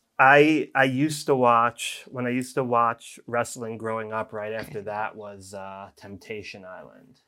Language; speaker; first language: English; native; English